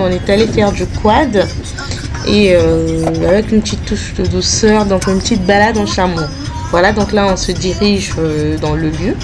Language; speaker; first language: French; native; French